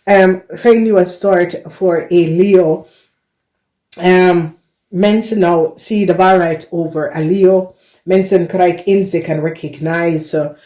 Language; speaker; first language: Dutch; non-native, learner; English